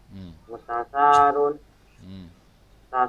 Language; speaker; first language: Arabic; non-native, learner; Indonesian